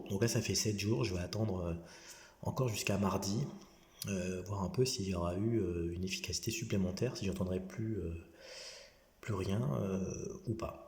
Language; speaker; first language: French; native; French